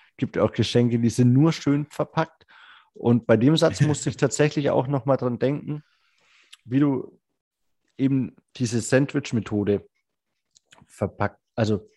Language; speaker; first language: German; native; German